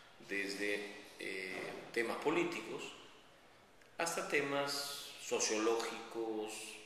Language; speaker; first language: Spanish; native; Spanish